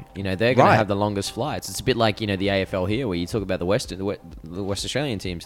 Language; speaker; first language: English; native; English